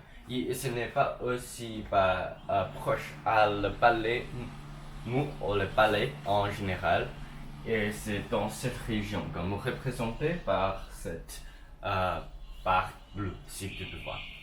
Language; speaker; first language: French; non-native, learner; English